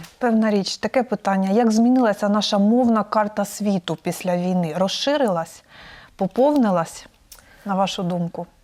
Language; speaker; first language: Ukrainian; native; Ukrainian